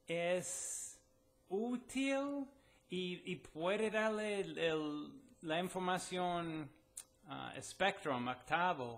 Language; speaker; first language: Spanish; non-native, fluent; English